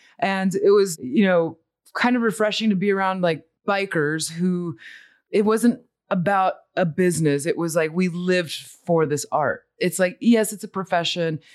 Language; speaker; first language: English; early bilingual, other home language; Spanish